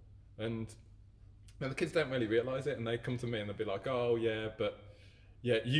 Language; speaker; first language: English; native; English